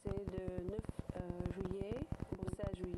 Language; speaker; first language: French; non-native, learner; English